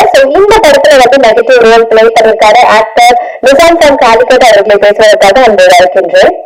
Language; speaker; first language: Tamil; native; Tamil